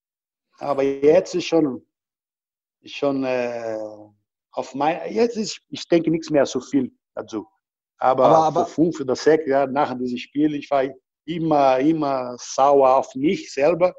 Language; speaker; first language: German; non-native, learner; Portuguese